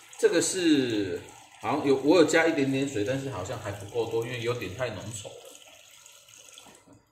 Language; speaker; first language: Chinese; native; Chinese